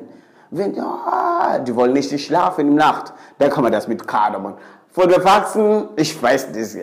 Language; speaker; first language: German; non-native, fluent; Swahili